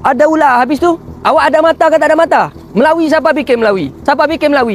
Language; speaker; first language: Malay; non-native, local second language; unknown